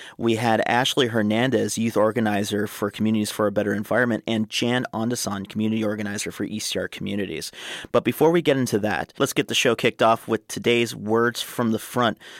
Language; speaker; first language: English; native; English